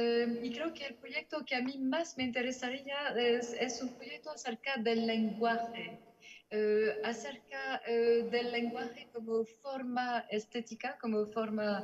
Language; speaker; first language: Spanish; non-native, fluent; French